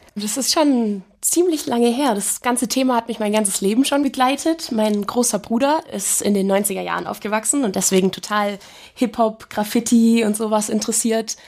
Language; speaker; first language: German; native; German